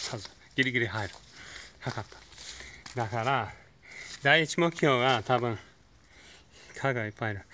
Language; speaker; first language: Japanese; non-native, fluent; English